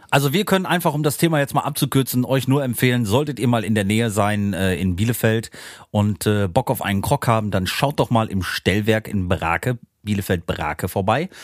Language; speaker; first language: German; native; German